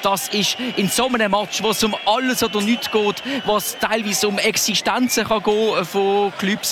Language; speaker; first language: German; native; German